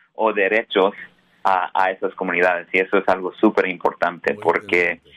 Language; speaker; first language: Spanish; early bilingual, heritage; Spanish